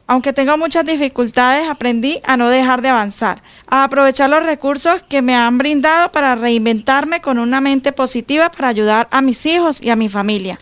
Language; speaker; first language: Spanish; native; Spanish